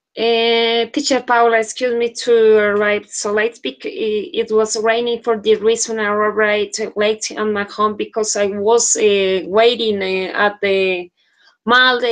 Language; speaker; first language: English; non-native, learner; Spanish